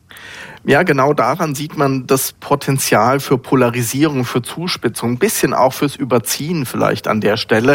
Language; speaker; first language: German; native; German